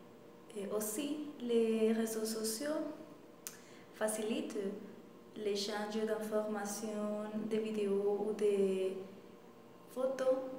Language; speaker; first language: French; non-native, fluent; Spanish